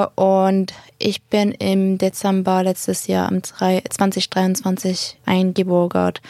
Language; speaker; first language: German; non-native, fluent; Arabic